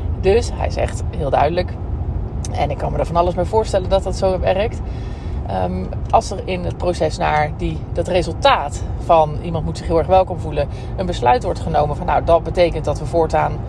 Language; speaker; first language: Dutch; native; Dutch